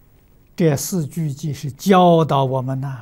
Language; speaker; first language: Chinese; native; Chinese